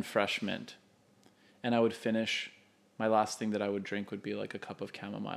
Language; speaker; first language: English; non-native, fluent; Polish